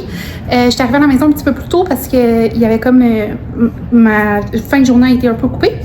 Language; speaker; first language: French; native; French